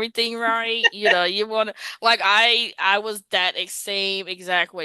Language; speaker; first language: English; native; English